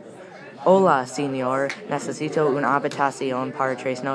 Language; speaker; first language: Spanish; non-native, learner; English